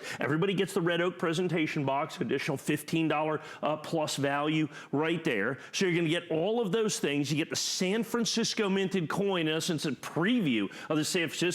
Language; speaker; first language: English; native; English